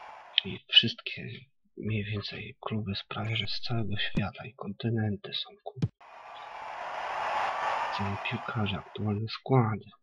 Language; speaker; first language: Polish; native; Polish